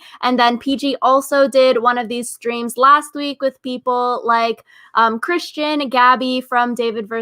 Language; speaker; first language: English; native; English